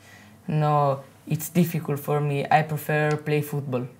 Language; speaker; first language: English; non-native, learner; Italian